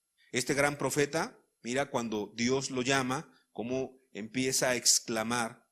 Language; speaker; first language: Spanish; native; Spanish